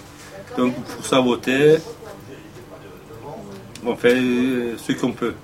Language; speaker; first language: French; non-native, fluent; Kurdish